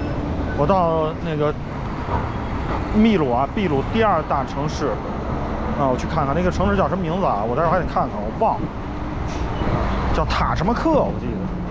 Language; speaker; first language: Chinese; native; Chinese